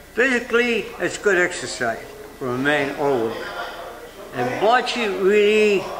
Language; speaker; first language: English; native; English